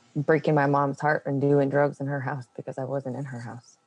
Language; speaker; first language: English; native; English